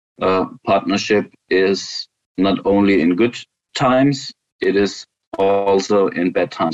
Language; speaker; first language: English; non-native, fluent; German